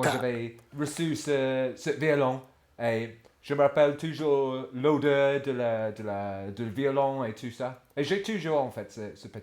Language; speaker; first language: French; non-native, fluent; English